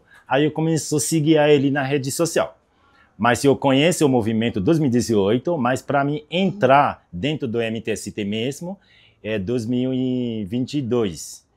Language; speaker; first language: Portuguese; non-native, learner; Haitian Creole